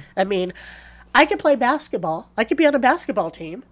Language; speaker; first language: English; native; English